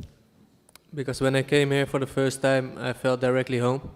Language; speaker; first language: English; non-native, fluent; Dutch